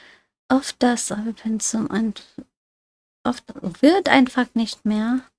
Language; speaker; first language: German; non-native, fluent; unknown